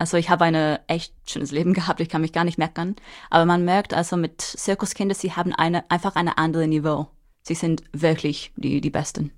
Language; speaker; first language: German; non-native, fluent; English